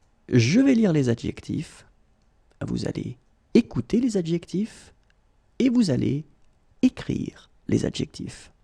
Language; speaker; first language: French; native; French